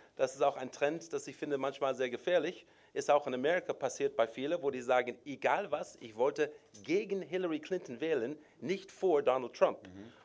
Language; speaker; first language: German; non-native, fluent; English